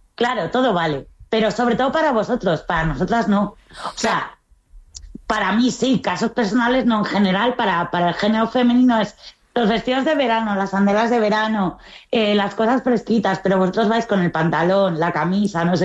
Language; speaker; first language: Spanish; native; Spanish